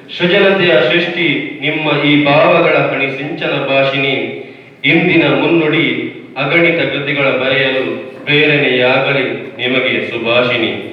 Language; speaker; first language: Kannada; non-native, local second language; Tulu